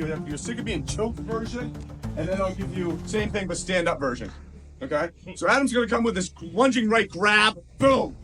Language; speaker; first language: English; native; English